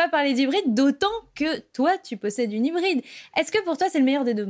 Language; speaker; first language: French; native; French